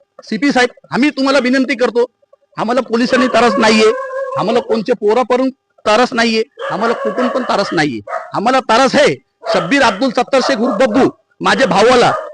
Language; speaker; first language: Marathi; non-native, local second language; Urdu